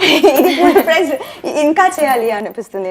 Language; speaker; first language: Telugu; non-native, fluent; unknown